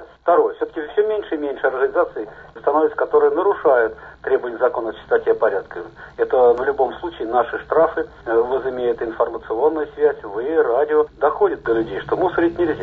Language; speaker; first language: Russian; native; Russian